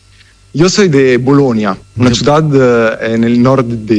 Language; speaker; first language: Spanish; non-native, fluent; Italian